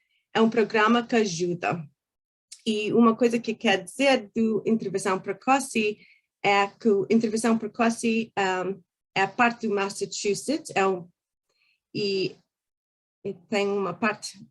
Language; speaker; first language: Portuguese; early bilingual, heritage; Portuguese